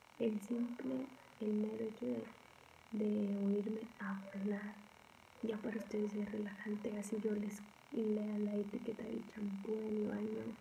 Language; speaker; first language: Spanish; native; Spanish